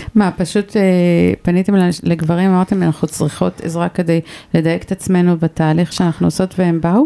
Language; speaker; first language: Hebrew; native; Hebrew